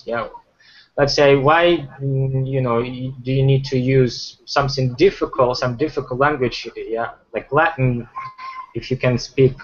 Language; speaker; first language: English; non-native, fluent; Ukrainian